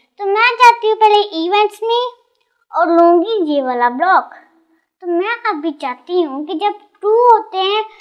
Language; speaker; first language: Hindi; non-native, local second language; Punjabi